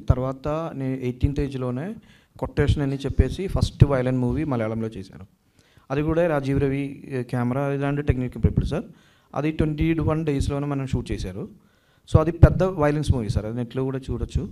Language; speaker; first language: Telugu; non-native, learner; Malayalam